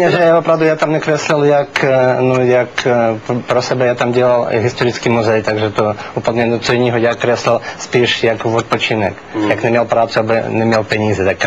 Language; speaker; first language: Czech; non-native, learner; Russian